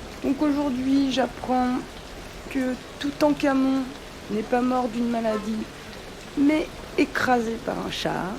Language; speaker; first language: French; native; French